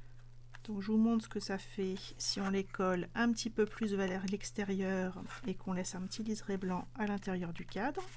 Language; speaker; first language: French; native; French